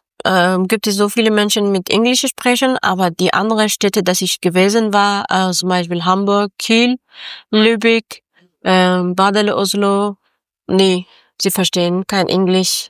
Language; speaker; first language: German; non-native, fluent; Persian